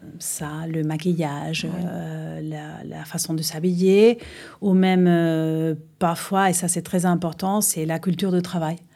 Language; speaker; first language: French; non-native, fluent; Spanish